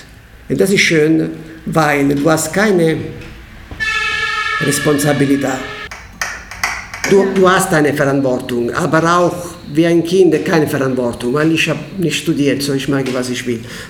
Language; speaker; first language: German; non-native, learner; Italian